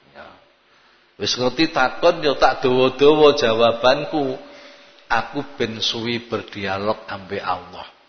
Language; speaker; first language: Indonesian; non-native, local second language; Javanese